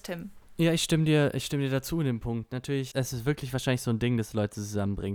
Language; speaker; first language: German; native; German